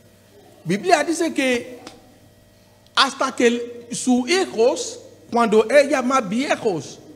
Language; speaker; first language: Spanish; non-native, learner; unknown